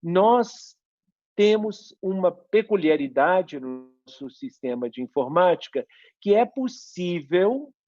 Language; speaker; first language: Portuguese; native; Portuguese